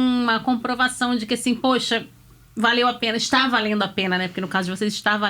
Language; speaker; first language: Portuguese; native; Portuguese